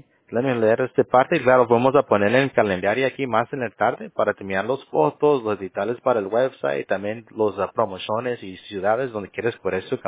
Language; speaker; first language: Spanish; early bilingual, heritage; Spanish